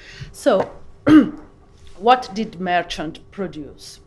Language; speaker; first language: English; non-native, fluent; Italian